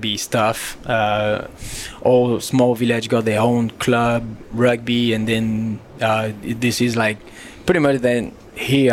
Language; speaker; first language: English; non-native, learner; French